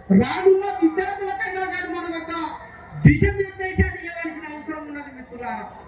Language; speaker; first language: Telugu; non-native, local second language; Koya